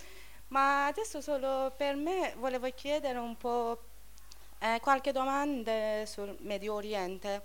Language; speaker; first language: Italian; non-native, learner; Persian